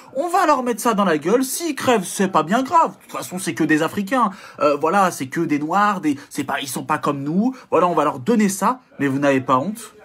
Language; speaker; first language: French; native; French